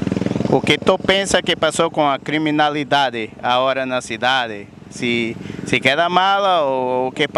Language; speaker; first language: Spanish; non-native, learner; Portuguese